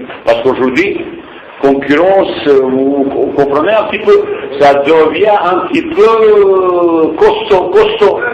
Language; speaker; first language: French; non-native, fluent; Bosnian